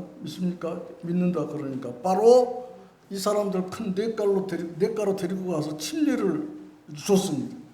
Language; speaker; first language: Korean; native; Korean